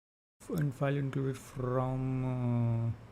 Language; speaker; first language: English; non-native, local second language; Hindi